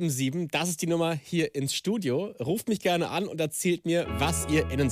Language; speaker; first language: German; native; German